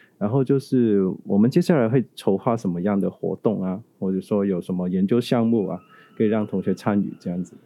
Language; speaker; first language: Chinese; native; Chinese